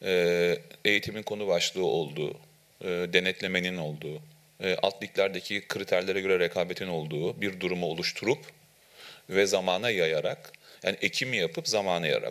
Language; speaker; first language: Turkish; native; Turkish